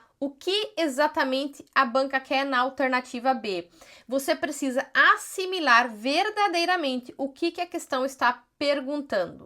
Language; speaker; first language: Portuguese; native; Portuguese